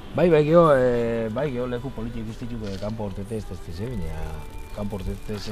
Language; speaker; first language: Basque; native; Basque